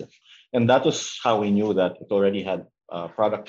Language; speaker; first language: English; non-native, local second language; Filipino